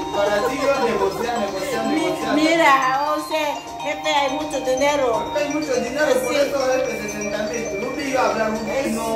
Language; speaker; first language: Spanish; non-native, learner; Filipino